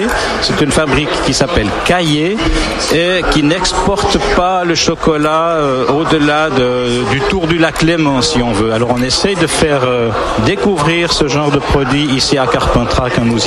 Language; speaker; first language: French; native; French